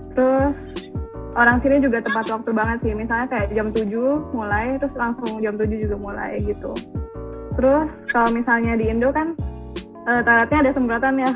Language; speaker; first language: Indonesian; native; Indonesian